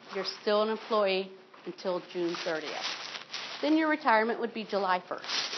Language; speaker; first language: English; native; English